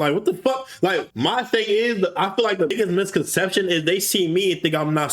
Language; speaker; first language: English; native; English